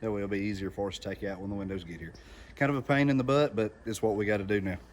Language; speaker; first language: English; native; English